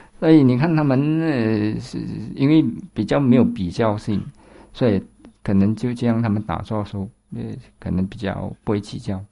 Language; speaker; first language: Chinese; native; Chinese